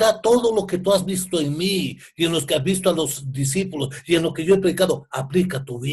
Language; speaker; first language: Spanish; native; Spanish